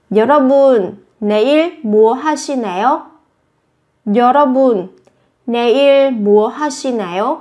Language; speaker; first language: Korean; non-native, fluent; Vietnamese